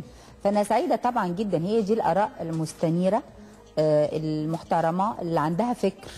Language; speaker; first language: Arabic; native; Arabic